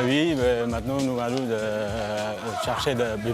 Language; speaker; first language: French; non-native, learner; Pashto